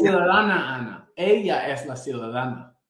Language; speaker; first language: Spanish; non-native, fluent; English